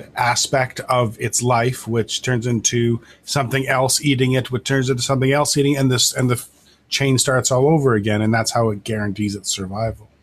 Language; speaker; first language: English; native; English